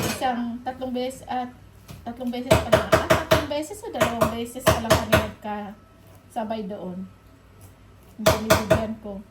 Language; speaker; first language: Filipino; native; Filipino